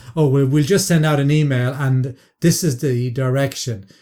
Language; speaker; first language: English; native; English